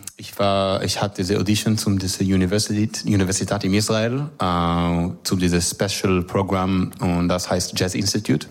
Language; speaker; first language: German; non-native, learner; Hebrew